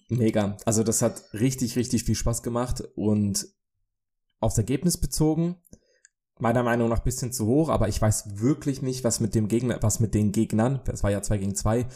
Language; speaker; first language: German; early bilingual, other home language; Polish